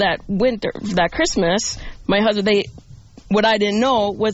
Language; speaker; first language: English; native; English